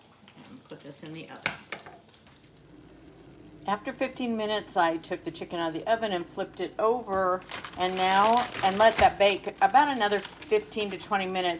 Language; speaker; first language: English; native; English